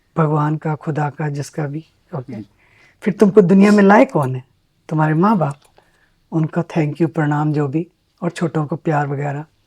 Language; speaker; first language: Hindi; native; Hindi